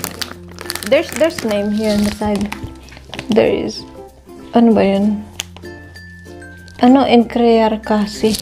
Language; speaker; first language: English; non-native, local second language; Filipino